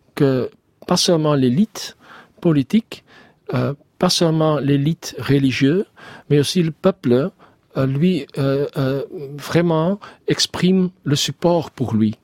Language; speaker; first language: French; non-native, learner; Dutch